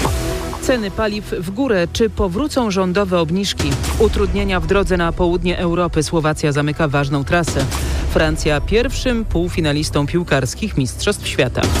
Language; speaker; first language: Polish; native; Polish